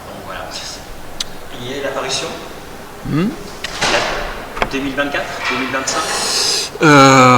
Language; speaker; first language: French; native; French